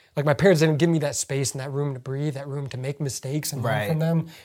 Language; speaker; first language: English; early bilingual, other home language; Arabic